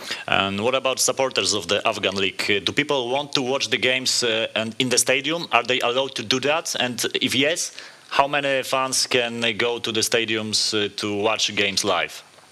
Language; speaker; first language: English; non-native, fluent; Polish